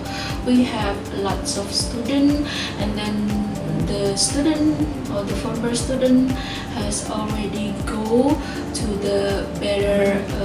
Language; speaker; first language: English; non-native, fluent; Indonesian